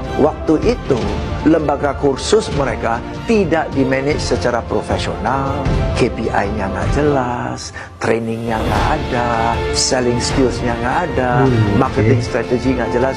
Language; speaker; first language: Indonesian; non-native, fluent; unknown